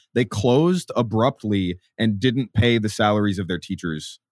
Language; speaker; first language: English; native; English